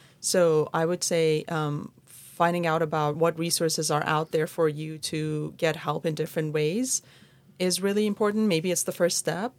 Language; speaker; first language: English; non-native, fluent; Persian